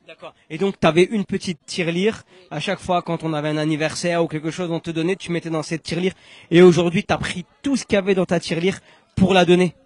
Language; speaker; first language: French; native; French